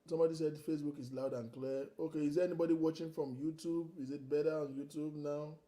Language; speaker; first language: English; non-native, local second language; Yoruba